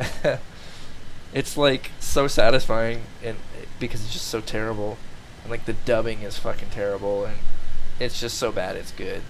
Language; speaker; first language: English; native; English